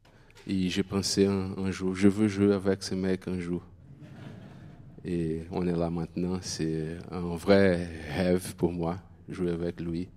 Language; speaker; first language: French; non-native, fluent; Portuguese